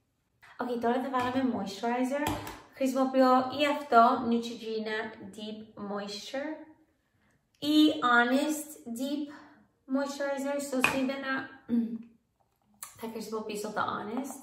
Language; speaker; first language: Greek; early bilingual, heritage; English